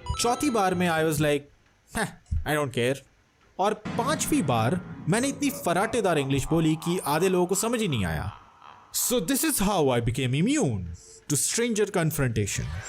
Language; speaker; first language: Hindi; non-native, local second language; Bangla